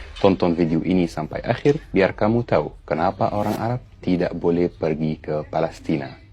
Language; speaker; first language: Indonesian; non-native, fluent; Arabic